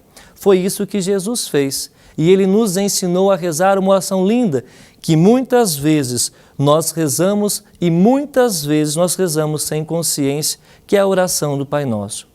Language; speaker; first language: Portuguese; native; Portuguese